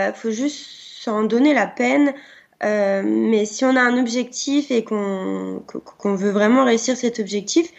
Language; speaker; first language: French; native; French